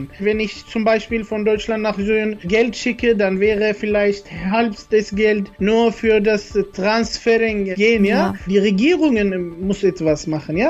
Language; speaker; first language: German; non-native, learner; Arabic